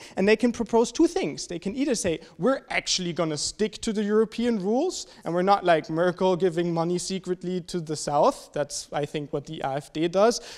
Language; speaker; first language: English; non-native, fluent; German